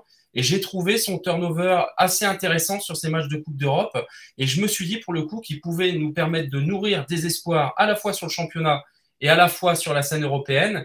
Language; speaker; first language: French; native; French